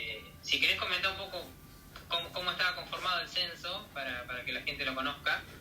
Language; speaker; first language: Spanish; native; Spanish